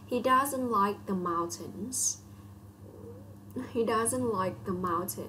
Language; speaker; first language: English; non-native, local second language; Vietnamese